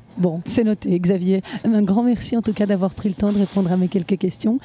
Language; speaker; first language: French; native; French